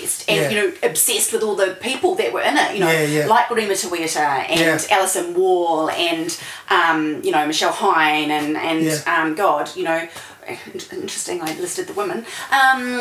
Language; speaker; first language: English; native; English